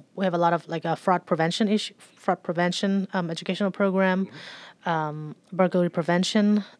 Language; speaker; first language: English; early bilingual, other home language; Burmese